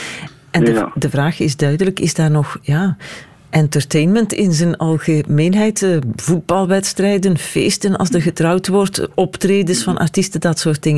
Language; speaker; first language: Dutch; native; Dutch